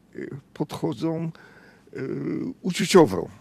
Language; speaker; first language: Polish; non-native, fluent; Hungarian